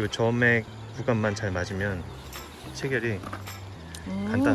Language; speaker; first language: Korean; native; Korean